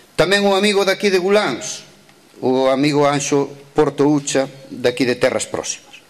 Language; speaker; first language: Galician; native; Galician